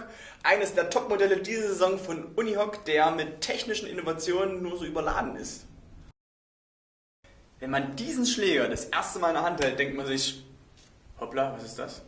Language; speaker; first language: German; native; German